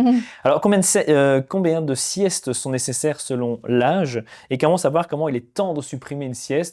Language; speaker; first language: French; native; French